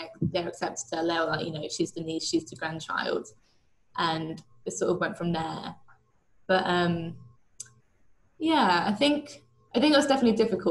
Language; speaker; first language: English; native; English